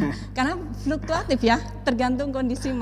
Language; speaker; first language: Indonesian; native; Indonesian